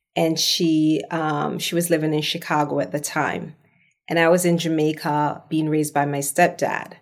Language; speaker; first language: English; non-native, local second language; Jamaican Creole English